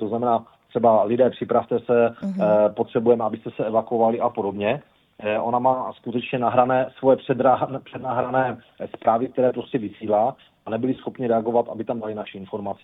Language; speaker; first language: Czech; native; Czech